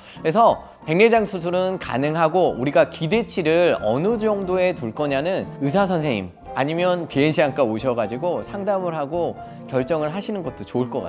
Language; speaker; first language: Korean; native; Korean